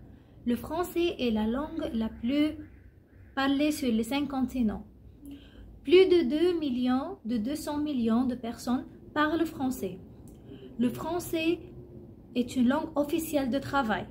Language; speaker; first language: French; non-native, learner; Arabic